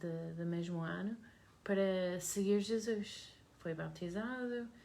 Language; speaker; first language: Portuguese; non-native, learner; English